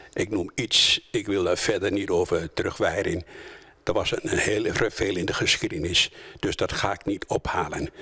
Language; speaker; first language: Dutch; native; Dutch